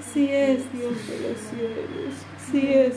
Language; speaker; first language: Spanish; native; Spanish